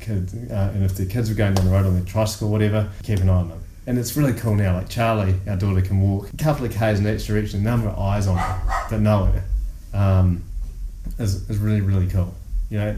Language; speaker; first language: English; native; English